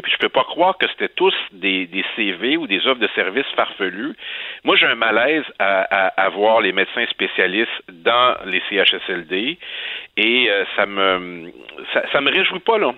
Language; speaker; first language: French; native; French